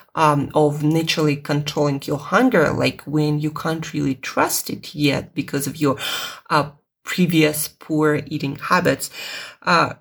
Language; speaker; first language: English; non-native, fluent; Russian